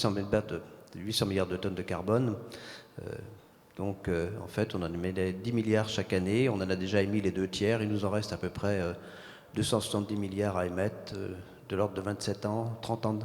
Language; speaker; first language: French; native; French